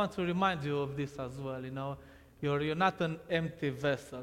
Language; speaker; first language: English; non-native, fluent; Romanian